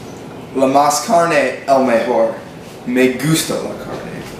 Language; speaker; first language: Spanish; non-native, learner; English